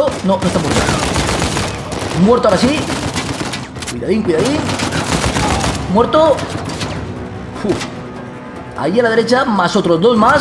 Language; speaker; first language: Spanish; native; Spanish